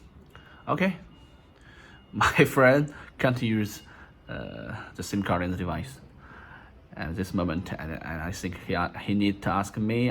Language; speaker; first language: English; non-native, learner; Chinese